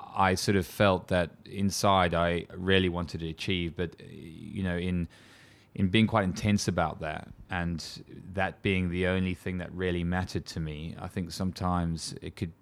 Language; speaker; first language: English; native; English